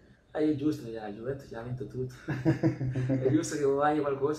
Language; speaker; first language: Italian; non-native, learner; Spanish